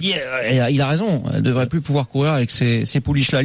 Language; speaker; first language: French; native; French